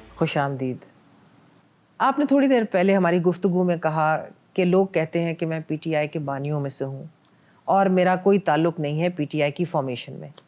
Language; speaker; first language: Urdu; non-native, local second language; Punjabi